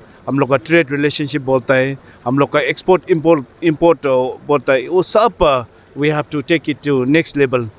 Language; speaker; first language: Hindi; non-native, fluent; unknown